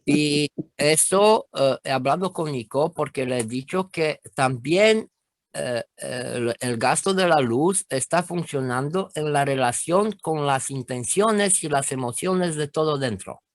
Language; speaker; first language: Spanish; non-native, fluent; Romanian